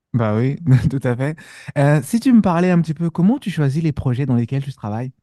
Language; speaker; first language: French; native; French